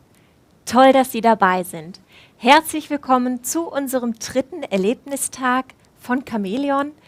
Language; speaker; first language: German; native; German